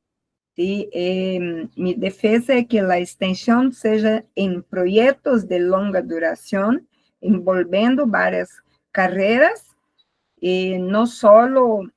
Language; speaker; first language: Spanish; non-native, learner; Portuguese